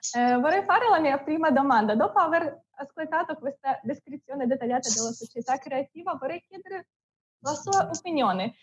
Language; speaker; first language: Italian; non-native, fluent; Russian